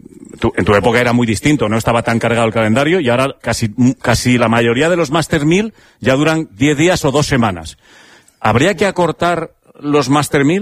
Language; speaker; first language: Spanish; native; Spanish